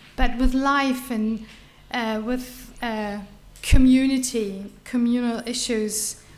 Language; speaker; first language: English; non-native, fluent; German